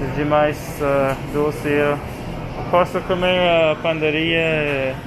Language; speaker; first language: Portuguese; non-native, learner; English